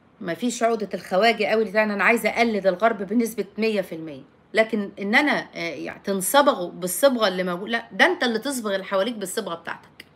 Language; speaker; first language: Arabic; native; Arabic